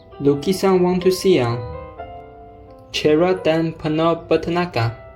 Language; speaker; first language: Malay; non-native, learner; Chinese